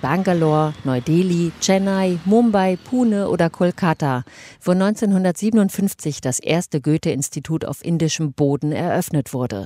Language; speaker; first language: German; native; German